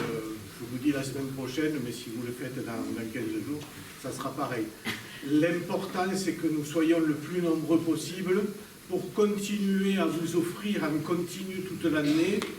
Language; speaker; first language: French; native; French